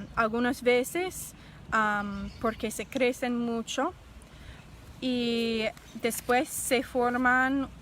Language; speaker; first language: Spanish; non-native, learner; English